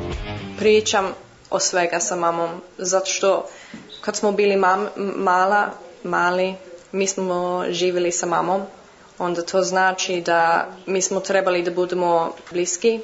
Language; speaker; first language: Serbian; early bilingual, heritage; English